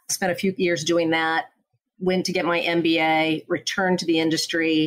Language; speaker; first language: English; native; English